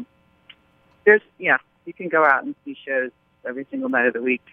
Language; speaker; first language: English; native; English